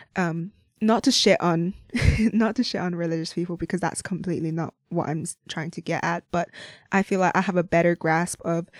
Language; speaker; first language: English; non-native, local second language; Cantonese